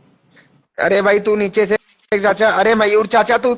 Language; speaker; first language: Hindi; native; Hindi